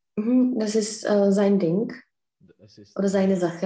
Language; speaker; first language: German; non-native, fluent; Czech